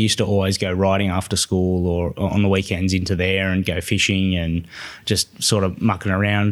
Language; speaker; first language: English; native; English